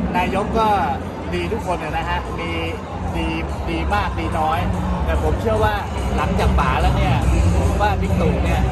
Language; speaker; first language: Thai; native; Thai